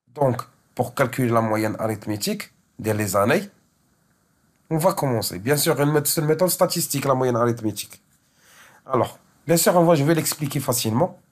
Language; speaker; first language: French; non-native, local second language; Arabic